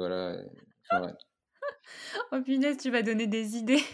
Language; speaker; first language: French; native; French